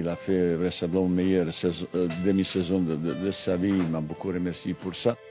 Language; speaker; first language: French; non-native, fluent; Bosnian